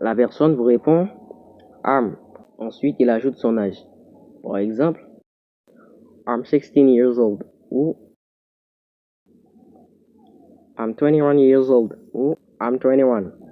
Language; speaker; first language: French; non-native, local second language; Haitian Creole